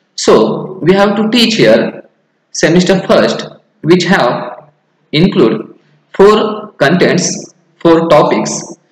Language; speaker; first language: English; non-native, local second language; Marathi